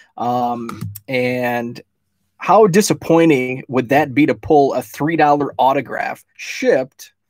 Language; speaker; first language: English; native; English